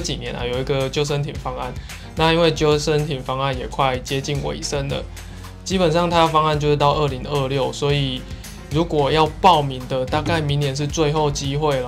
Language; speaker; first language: Chinese; native; Chinese